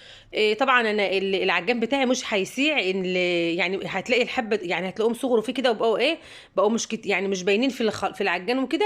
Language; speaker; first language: Arabic; native; Arabic